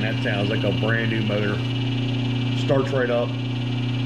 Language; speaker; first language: English; native; English